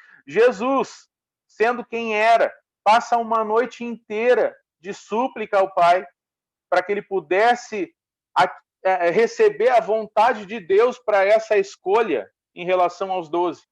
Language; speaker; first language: Portuguese; native; Portuguese